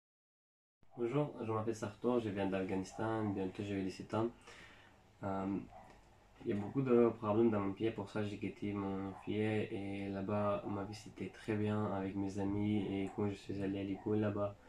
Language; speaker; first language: French; non-native, learner; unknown